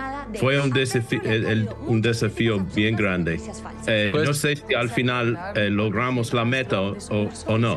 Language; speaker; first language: Spanish; non-native, fluent; English